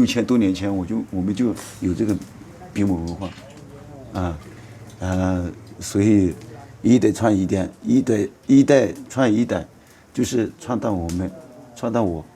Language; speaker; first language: Chinese; non-native, local second language; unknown